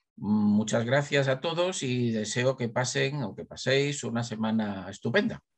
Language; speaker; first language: Spanish; native; Spanish